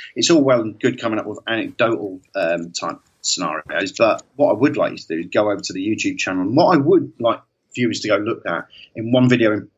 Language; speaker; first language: English; native; English